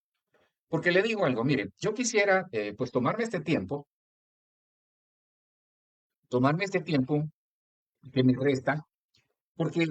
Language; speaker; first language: Spanish; native; Spanish